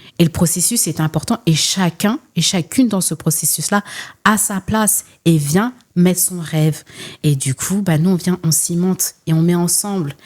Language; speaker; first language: French; early bilingual, other home language; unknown